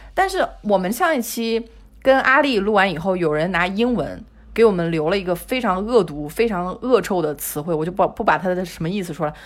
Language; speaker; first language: Chinese; native; Chinese